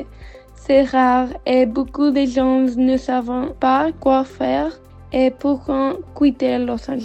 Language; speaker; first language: French; non-native, learner; English